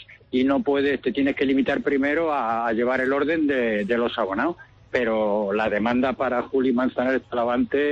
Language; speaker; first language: Spanish; native; Spanish